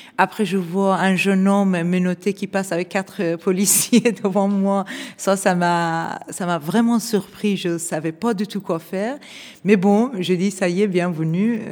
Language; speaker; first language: French; non-native, fluent; Persian